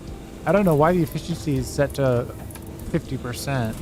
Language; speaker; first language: English; native; English